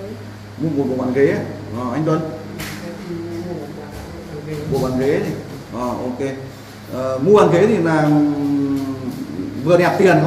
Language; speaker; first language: Vietnamese; native; Vietnamese